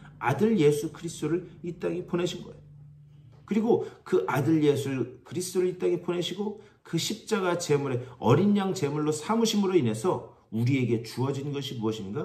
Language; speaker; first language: Korean; native; Korean